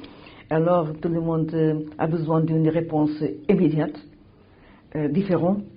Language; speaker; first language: French; non-native, learner; Portuguese